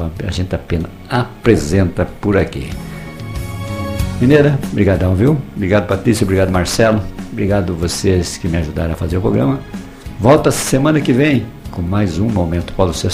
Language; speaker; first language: Portuguese; native; Portuguese